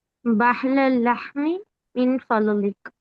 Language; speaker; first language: Arabic; non-native, learner; Tamil